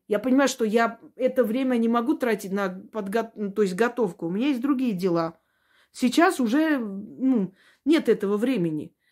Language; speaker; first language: Russian; non-native, local second language; Armenian